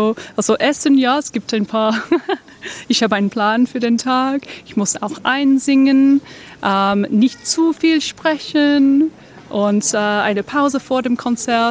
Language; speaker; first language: German; non-native, fluent; English